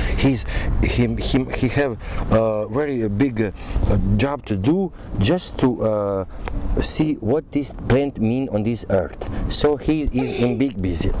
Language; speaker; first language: English; non-native, learner; Croatian